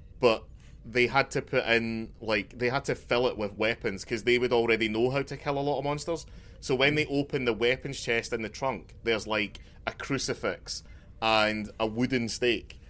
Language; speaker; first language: English; native; English